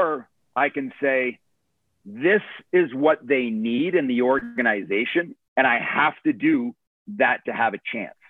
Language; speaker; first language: English; native; English